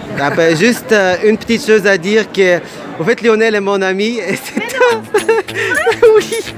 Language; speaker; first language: French; non-native, fluent; Russian